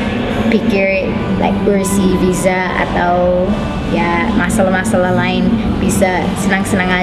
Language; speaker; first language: Indonesian; non-native, learner; English